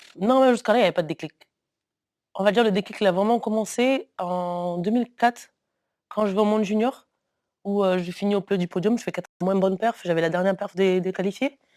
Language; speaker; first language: French; early bilingual, other home language; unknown